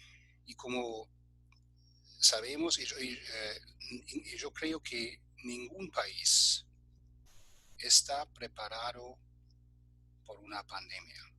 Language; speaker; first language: Spanish; non-native, fluent; German